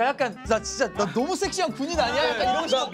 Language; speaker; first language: Korean; native; Korean